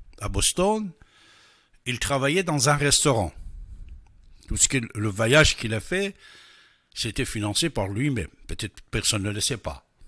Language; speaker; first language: French; non-native, fluent; Persian